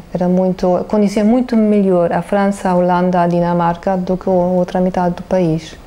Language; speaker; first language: Portuguese; non-native, fluent; German